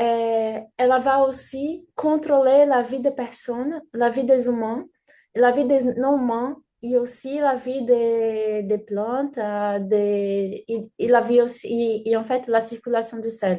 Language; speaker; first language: French; non-native, fluent; Portuguese